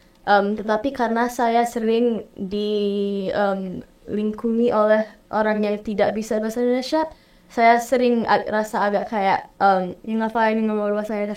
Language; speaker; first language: Indonesian; early bilingual, heritage; Indonesian